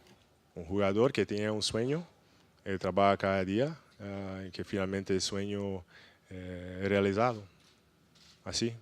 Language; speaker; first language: Spanish; non-native, learner; English